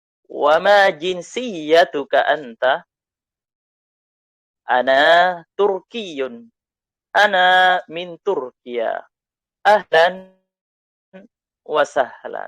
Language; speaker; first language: Arabic; non-native, fluent; Indonesian